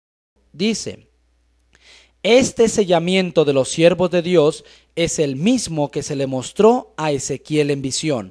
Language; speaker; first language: Spanish; native; Spanish